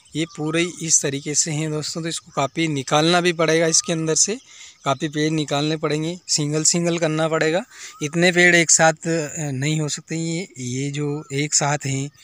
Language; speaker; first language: Hindi; native; Hindi